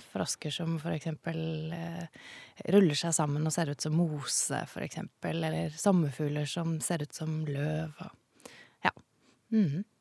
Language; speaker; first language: Norwegian; native; Norwegian